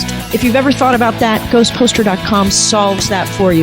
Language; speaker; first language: English; native; English